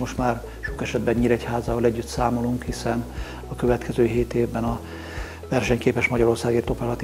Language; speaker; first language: Hungarian; native; Hungarian